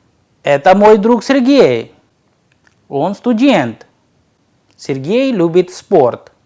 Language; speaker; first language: Russian; non-native, fluent; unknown